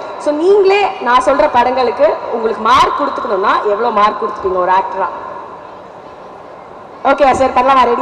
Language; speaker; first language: Tamil; native; Tamil